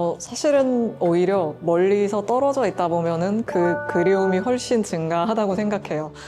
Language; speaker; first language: Korean; early bilingual, heritage; Russian